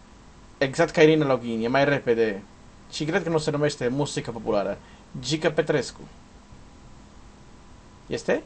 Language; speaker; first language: Romanian; non-native, learner; Portuguese